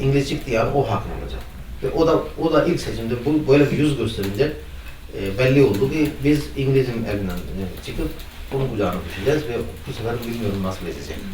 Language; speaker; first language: Turkish; non-native, fluent; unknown